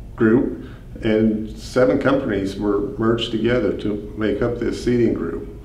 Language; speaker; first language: English; native; English